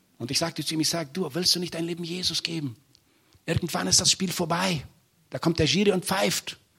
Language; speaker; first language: German; non-native, fluent; Portuguese